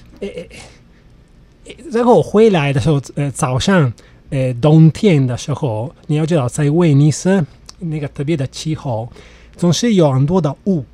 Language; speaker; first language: Chinese; non-native, fluent; Italian